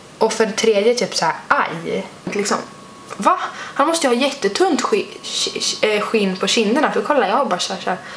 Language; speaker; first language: Swedish; native; Swedish